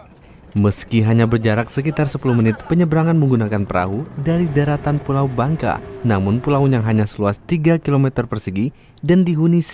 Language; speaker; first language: Indonesian; native; Indonesian